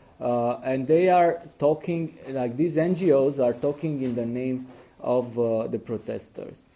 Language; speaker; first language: English; non-native, fluent; Romanian